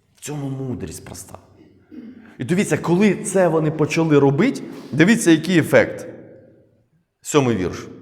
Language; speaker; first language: Ukrainian; non-native, local second language; Russian